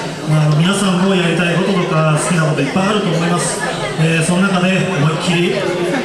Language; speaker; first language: Japanese; native; Japanese